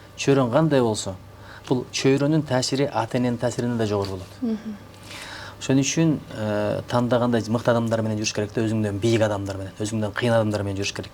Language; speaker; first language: Kyrgyz; native; Kyrgyz